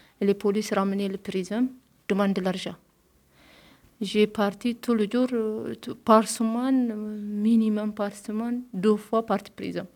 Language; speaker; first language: French; non-native, learner; Tigrinya